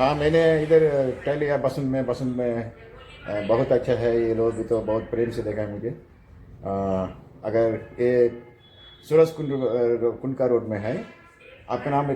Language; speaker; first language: Hindi; non-native, local second language; Telugu